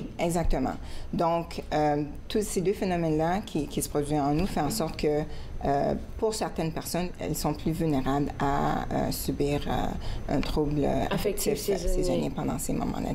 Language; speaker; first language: French; native; French